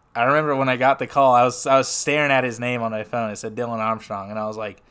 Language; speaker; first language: English; native; English